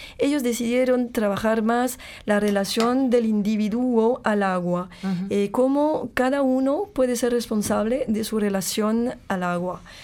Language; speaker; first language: Spanish; non-native, fluent; French